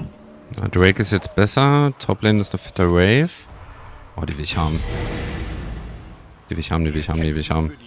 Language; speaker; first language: German; native; German